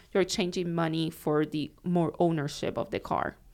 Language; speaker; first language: English; non-native, fluent; Spanish